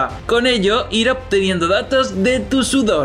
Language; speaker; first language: Spanish; native; Spanish